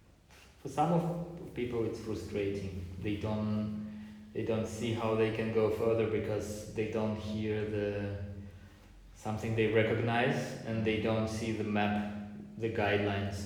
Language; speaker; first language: English; non-native, fluent; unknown